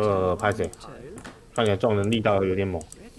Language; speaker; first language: Chinese; native; Chinese